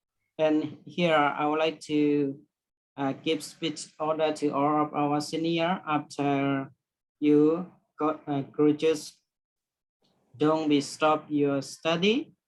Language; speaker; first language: English; non-native, learner; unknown